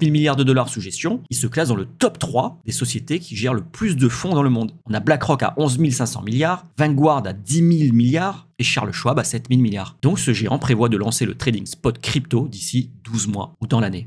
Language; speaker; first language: French; native; French